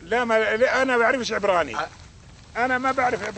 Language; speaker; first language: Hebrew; non-native, learner; Arabic